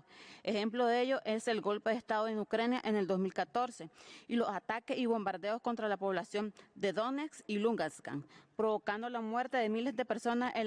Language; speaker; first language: Spanish; native; Spanish